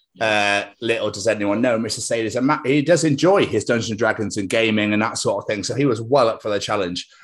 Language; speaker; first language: English; native; English